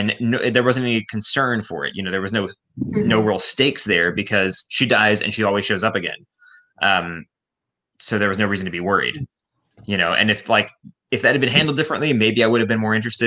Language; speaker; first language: English; native; English